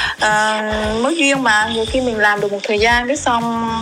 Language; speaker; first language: Vietnamese; native; Vietnamese